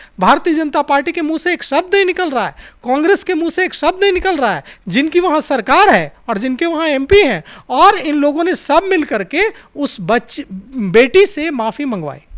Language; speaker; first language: Hindi; native; Hindi